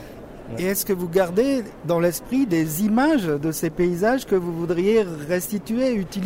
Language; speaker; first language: French; native; French